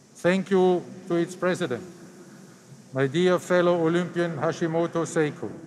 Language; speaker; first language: English; non-native, fluent; German